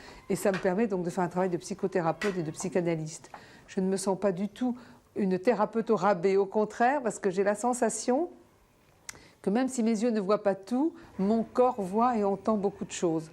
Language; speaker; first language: French; native; French